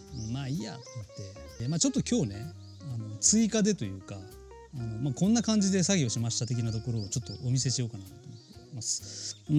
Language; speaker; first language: Japanese; native; Japanese